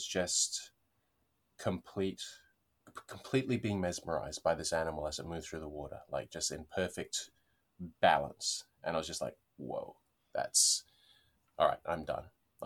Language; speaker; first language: English; native; English